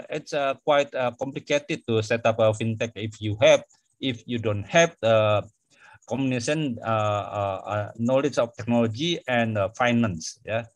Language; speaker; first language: English; non-native, fluent; Indonesian